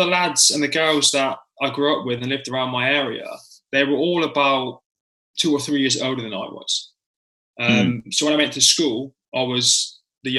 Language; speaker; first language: English; native; English